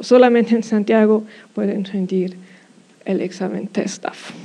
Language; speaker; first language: Spanish; non-native, fluent; German